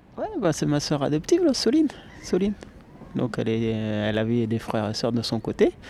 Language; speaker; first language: French; early bilingual, other home language; Amharic